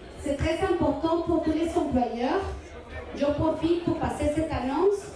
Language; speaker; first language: French; non-native, fluent; Spanish